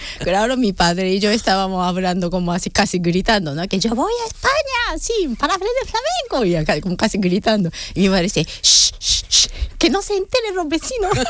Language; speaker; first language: Spanish; non-native, fluent; Japanese